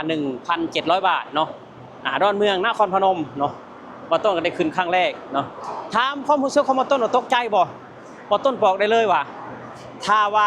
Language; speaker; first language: Thai; non-native, local second language; Lao